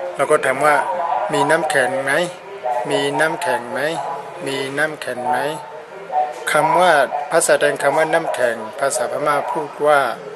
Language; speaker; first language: Thai; non-native, fluent; Burmese